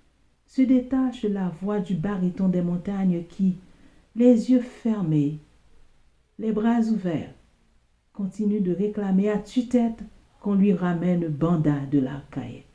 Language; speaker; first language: French; non-native, local second language; Haitian Creole